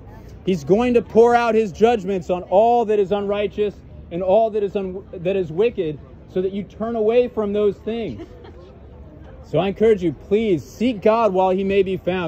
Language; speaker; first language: English; native; English